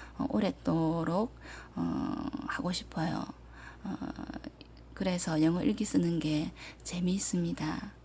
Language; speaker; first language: Korean; native; Korean